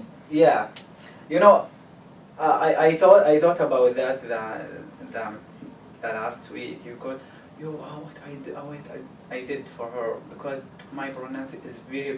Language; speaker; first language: English; non-native, learner; Arabic